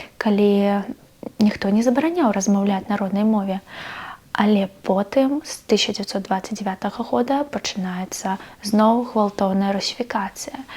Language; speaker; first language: Belarusian; non-native, local second language; Russian